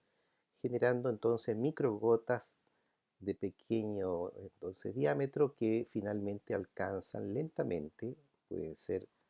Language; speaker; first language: Spanish; native; Spanish